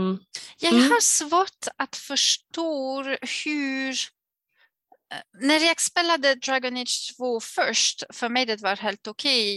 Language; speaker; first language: Swedish; non-native, fluent; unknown